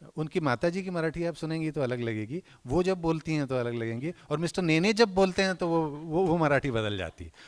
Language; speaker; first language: Hindi; non-native, local second language; Marathi